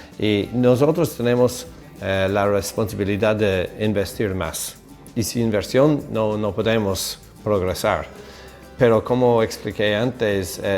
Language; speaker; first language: Spanish; non-native, fluent; English